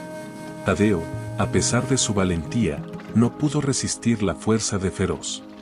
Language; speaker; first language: Spanish; native; Spanish